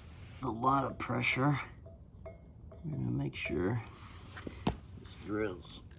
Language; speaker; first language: English; native; English